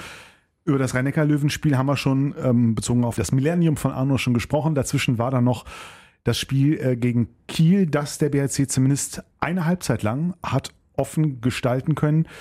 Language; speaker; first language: German; native; German